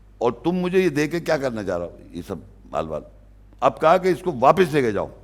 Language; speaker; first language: Urdu; native; Urdu